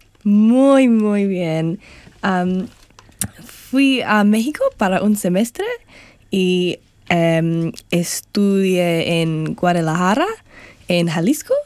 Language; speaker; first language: Spanish; non-native, learner; English